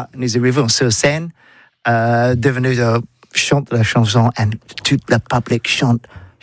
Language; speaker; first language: French; non-native, learner; English